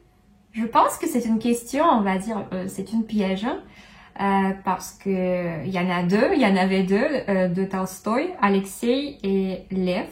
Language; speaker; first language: French; non-native, fluent; Russian